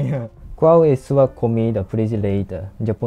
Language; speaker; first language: Portuguese; non-native, learner; Japanese